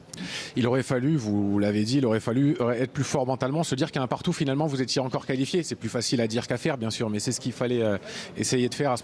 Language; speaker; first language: French; native; French